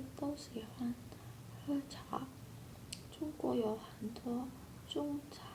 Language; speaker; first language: Chinese; non-native, learner; Indonesian